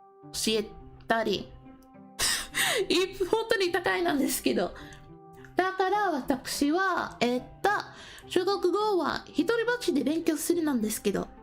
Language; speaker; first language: Japanese; non-native, learner; English